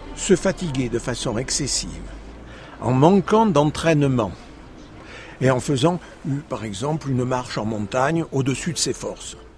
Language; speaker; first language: French; native; French